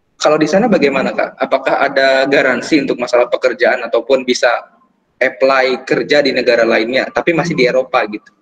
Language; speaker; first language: Indonesian; native; Indonesian